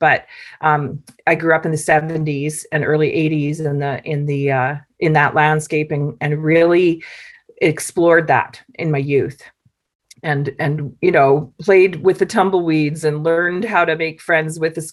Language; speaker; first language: English; native; English